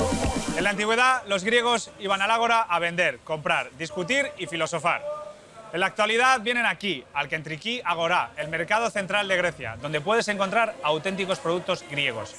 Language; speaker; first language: Spanish; native; Spanish